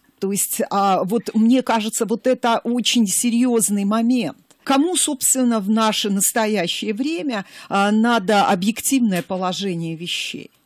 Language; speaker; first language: Russian; native; Russian